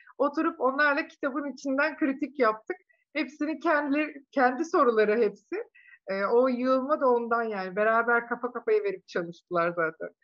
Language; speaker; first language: Turkish; native; Turkish